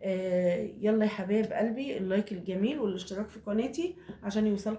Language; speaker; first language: Arabic; native; Arabic